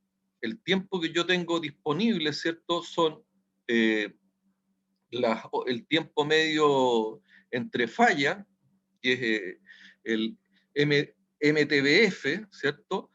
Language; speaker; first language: Spanish; native; Spanish